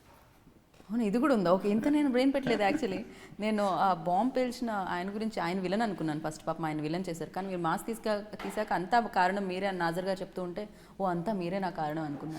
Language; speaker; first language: Telugu; native; Telugu